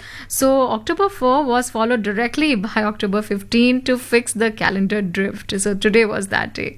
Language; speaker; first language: English; non-native, local second language; Hindi